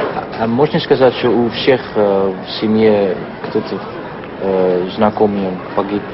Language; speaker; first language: Russian; non-native, learner; Dutch